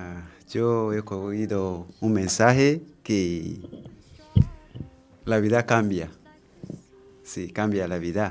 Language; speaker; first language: Spanish; non-native, learner; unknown